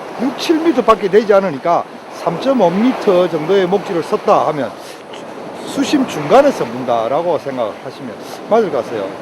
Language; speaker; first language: Korean; native; Korean